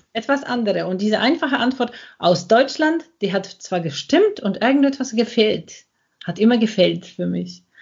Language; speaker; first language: German; non-native, fluent; Polish